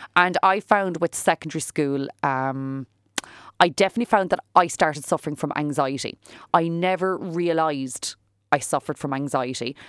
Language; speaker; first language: English; native; English